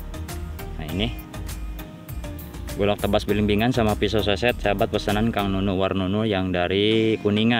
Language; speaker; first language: Indonesian; non-native, local second language; Sundanese